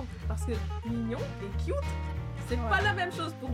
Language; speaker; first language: French; non-native, fluent; German